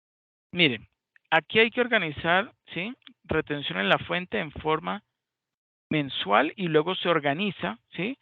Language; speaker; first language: Spanish; native; Spanish